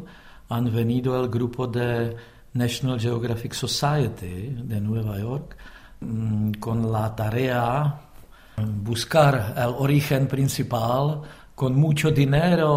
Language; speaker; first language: Spanish; non-native, fluent; Czech